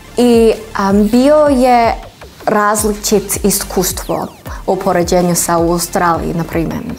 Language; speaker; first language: Serbian; non-native, learner; English